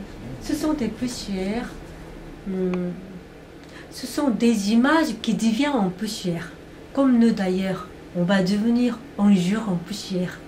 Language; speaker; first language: French; non-native, fluent; Korean